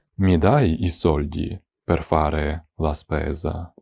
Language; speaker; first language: Italian; non-native, fluent; Ukrainian